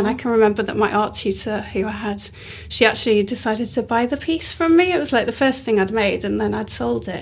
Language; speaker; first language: English; native; English